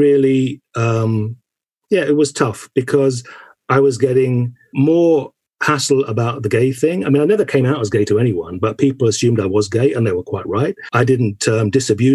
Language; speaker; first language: English; native; English